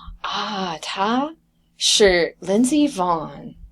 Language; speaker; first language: Chinese; non-native, fluent; English